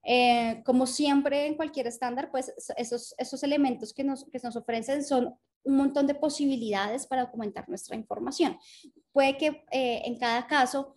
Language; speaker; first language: Spanish; native; Spanish